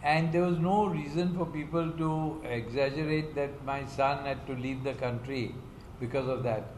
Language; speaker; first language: English; non-native, local second language; Marathi